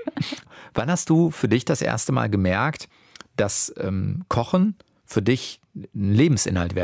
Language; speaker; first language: German; native; German